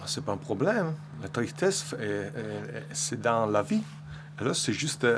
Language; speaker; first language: French; non-native, learner; Italian